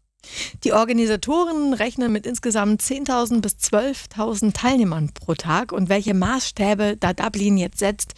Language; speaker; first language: German; native; German